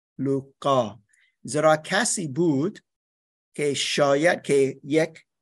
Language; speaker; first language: Persian; non-native, learner; English